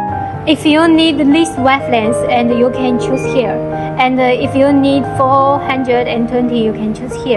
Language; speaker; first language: English; non-native, learner; Chinese